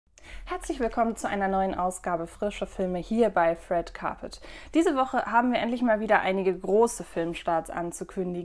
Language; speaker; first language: German; native; German